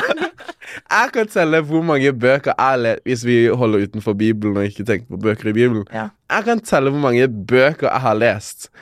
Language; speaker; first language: Norwegian; early bilingual, other home language; Persian